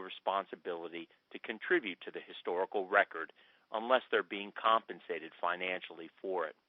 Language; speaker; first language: English; native; English